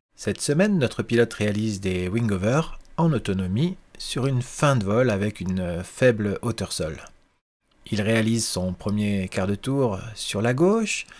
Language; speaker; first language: French; native; French